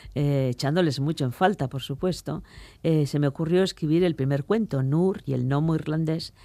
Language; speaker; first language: Spanish; native; Spanish